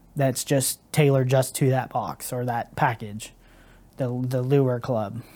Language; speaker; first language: English; native; English